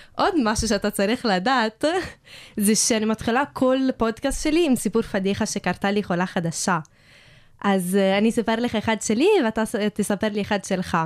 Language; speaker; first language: Hebrew; non-native, fluent; Italian